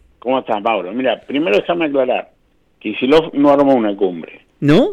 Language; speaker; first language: Spanish; native; Spanish